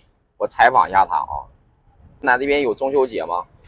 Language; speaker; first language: Chinese; native; Chinese